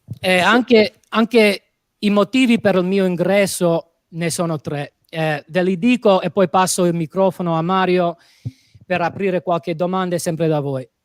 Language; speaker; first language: Italian; non-native, fluent; English